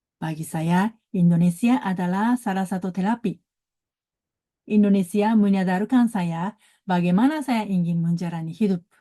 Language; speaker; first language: Indonesian; non-native, learner; Japanese